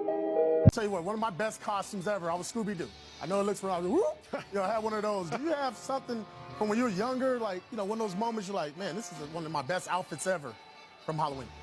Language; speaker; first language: English; native; English